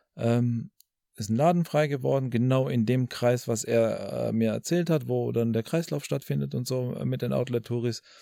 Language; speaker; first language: German; early bilingual, other home language; Albanian